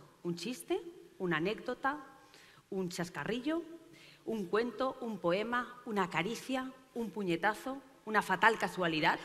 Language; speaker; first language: Spanish; native; Spanish